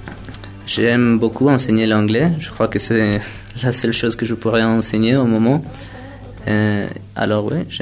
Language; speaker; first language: French; non-native, fluent; Spanish